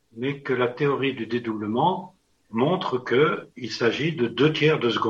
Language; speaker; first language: French; native; French